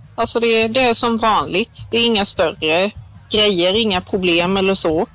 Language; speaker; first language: Swedish; native; Swedish